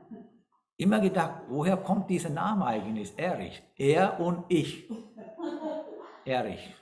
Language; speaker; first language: German; non-native, fluent; Sinhala